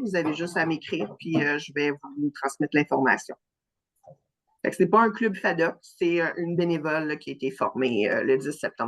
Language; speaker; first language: French; native; French